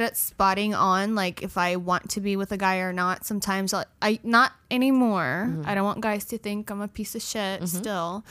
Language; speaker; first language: English; native; English